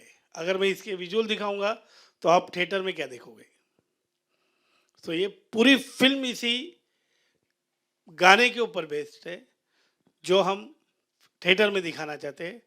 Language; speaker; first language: Hindi; native; Hindi